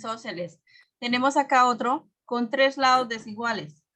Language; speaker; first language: Spanish; native; Spanish